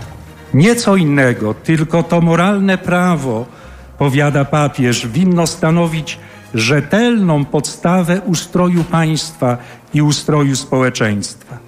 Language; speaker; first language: Polish; native; Polish